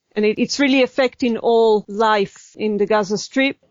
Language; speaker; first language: English; non-native, fluent; Hebrew